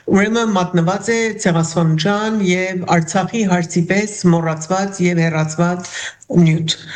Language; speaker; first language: Armenian; early bilingual, heritage; Armenian